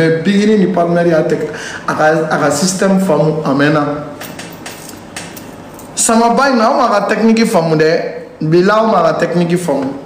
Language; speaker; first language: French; non-native, local second language; Bambara